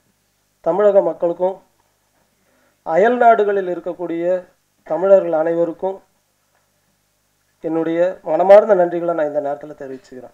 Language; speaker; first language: Tamil; native; Tamil